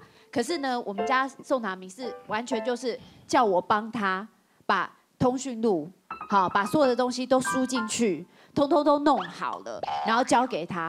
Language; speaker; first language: Chinese; native; Chinese